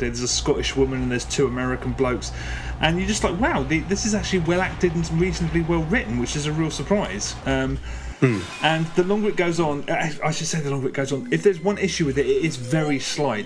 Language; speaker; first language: English; native; English